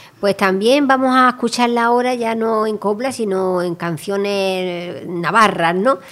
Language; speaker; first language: Spanish; native; Spanish